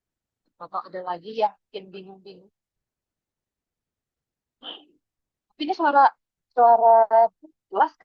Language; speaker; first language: Indonesian; native; Indonesian